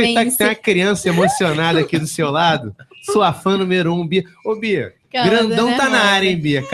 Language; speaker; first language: Portuguese; native; Portuguese